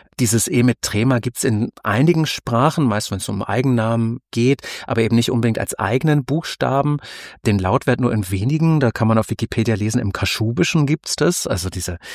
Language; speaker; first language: German; native; German